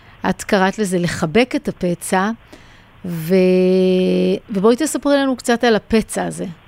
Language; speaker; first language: Hebrew; native; Hebrew